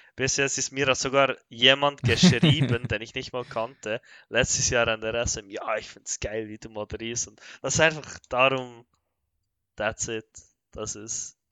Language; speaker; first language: German; native; German